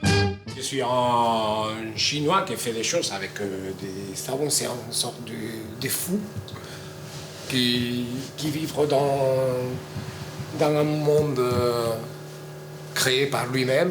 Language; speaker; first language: French; non-native, fluent; Spanish